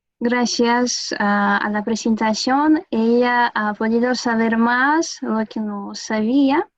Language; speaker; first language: Spanish; non-native, fluent; Russian